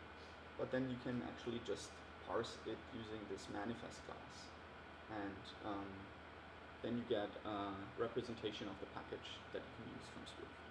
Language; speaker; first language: English; non-native, fluent; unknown